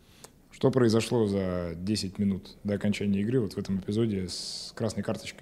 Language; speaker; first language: Russian; native; Russian